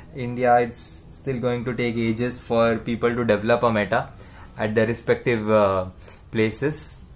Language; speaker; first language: English; non-native, local second language; Hindi